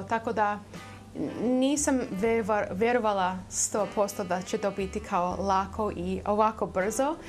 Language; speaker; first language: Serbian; early bilingual, heritage; Serbian